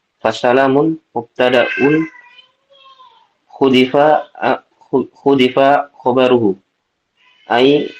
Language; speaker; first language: Arabic; non-native, learner; Indonesian